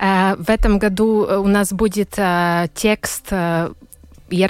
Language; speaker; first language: Russian; non-native, local second language; Latvian